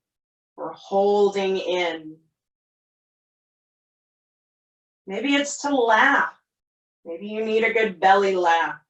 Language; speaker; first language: English; native; English